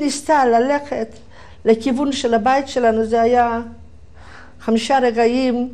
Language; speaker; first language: Hebrew; non-native, fluent; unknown